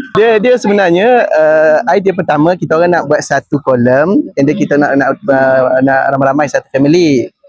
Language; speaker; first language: Malay; native; Malay